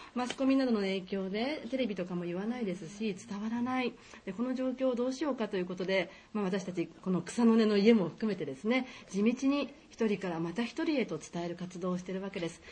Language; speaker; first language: Japanese; native; Japanese